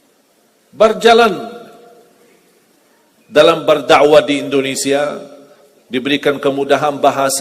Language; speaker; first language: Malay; non-native, fluent; Arabic